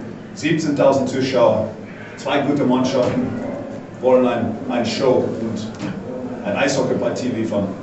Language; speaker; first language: German; non-native, fluent; English